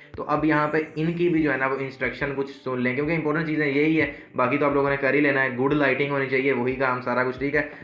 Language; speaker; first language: Urdu; non-native, local second language; Punjabi